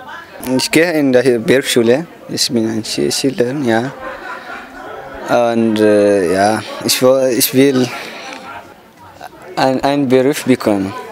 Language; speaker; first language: German; non-native, learner; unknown